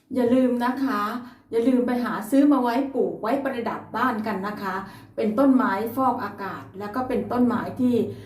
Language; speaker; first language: Thai; native; Thai